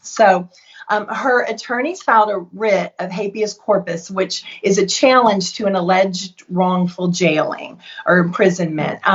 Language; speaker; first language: English; native; English